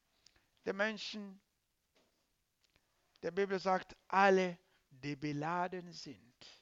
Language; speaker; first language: German; non-native, learner; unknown